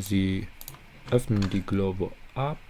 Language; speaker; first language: German; non-native, learner; Ukrainian